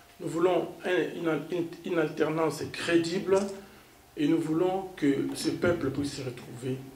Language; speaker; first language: French; non-native, local second language; Kongo